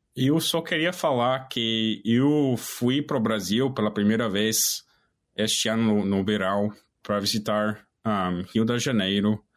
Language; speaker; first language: Portuguese; non-native, fluent; English